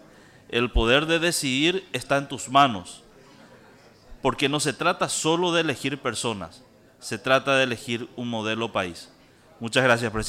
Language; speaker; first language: Spanish; native; Spanish